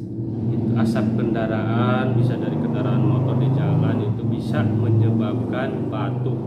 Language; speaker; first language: Indonesian; native; Indonesian